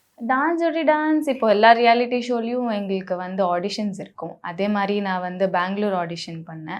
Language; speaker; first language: Tamil; non-native, local second language; Bangla